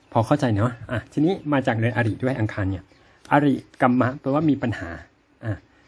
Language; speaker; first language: Thai; native; Thai